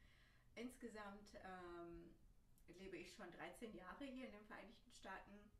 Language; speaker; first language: German; early bilingual, other home language; Turkish